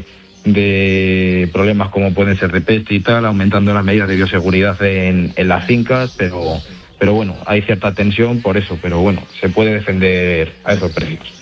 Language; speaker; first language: Spanish; native; Spanish